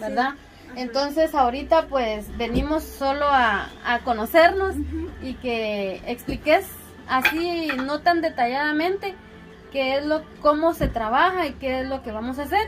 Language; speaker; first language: Spanish; native; Spanish